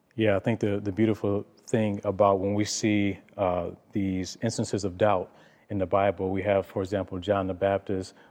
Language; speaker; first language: English; native; English